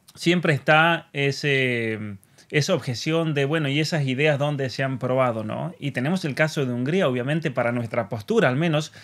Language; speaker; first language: Spanish; native; Spanish